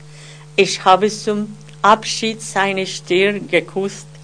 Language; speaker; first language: German; non-native, fluent; Persian